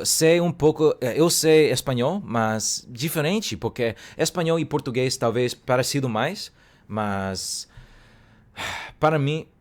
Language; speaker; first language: Portuguese; non-native, learner; Cantonese